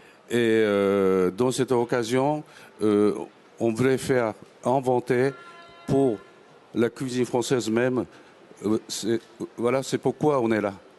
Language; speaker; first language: French; non-native, fluent; Japanese